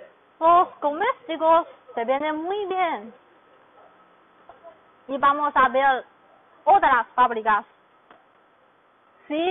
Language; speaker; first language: Spanish; non-native, learner; Chinese